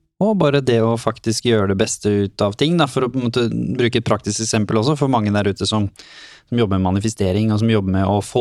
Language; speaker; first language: Norwegian; native; Norwegian